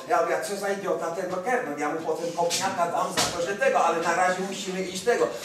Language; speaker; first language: Polish; early bilingual, heritage; Polish